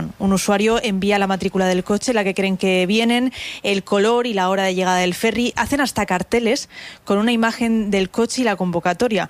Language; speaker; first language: Spanish; native; Spanish